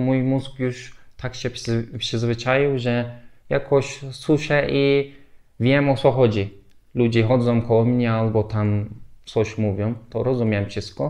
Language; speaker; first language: Polish; non-native, learner; Turkish